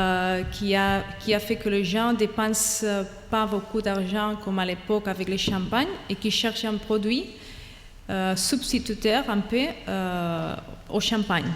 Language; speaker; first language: French; non-native, fluent; Catalan